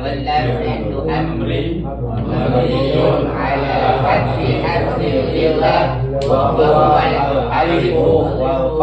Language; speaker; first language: Arabic; non-native, learner; Indonesian